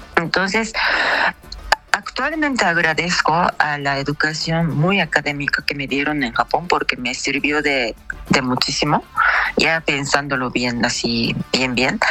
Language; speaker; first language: Spanish; non-native, fluent; Japanese